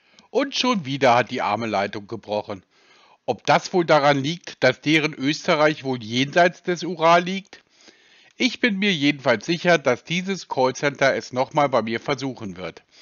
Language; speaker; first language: German; native; German